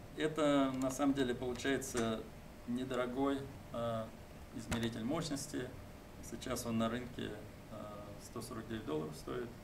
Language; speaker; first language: Russian; native; Russian